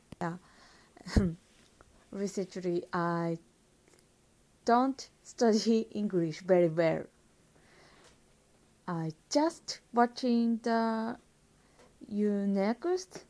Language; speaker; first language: English; non-native, learner; Japanese